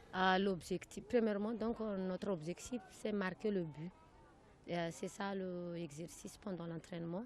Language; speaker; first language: French; non-native, local second language; Malagasy